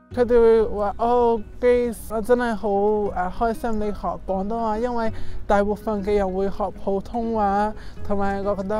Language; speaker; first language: Cantonese; non-native, fluent; English